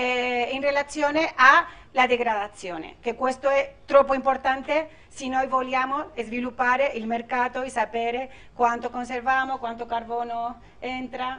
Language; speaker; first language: Italian; non-native, learner; Spanish